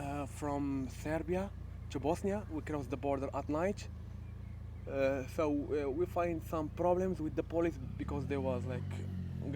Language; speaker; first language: English; non-native, learner; Arabic